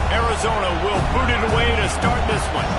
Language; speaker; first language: English; native; English